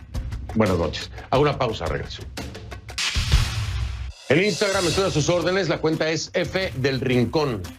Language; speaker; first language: Spanish; native; Spanish